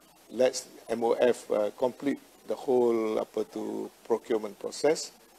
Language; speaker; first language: English; non-native, local second language; Malay